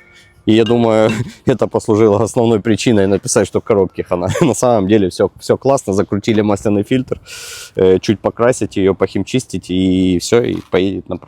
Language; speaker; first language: Russian; native; Russian